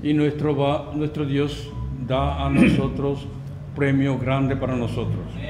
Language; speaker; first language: Spanish; non-native, learner; Korean